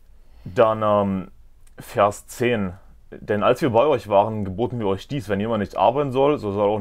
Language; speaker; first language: German; native; German